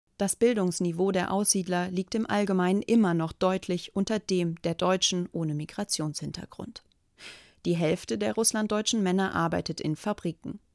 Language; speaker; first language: German; native; German